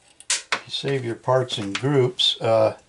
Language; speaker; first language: English; native; English